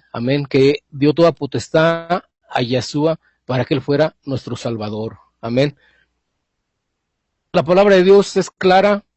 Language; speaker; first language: Spanish; native; Spanish